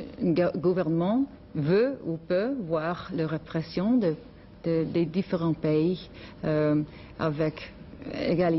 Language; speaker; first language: French; non-native, learner; English